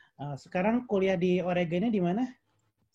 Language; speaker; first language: Indonesian; native; Indonesian